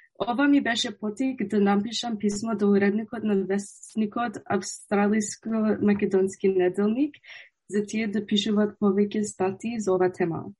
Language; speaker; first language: Macedonian; early bilingual, heritage; Macedonian